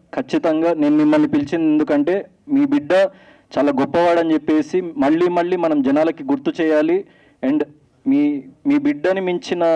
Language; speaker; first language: Telugu; native; Telugu